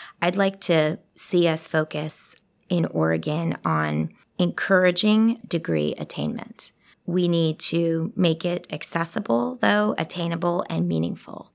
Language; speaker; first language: English; early bilingual, other home language; Spanish